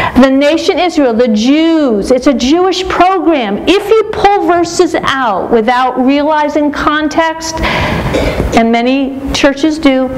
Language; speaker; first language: English; native; English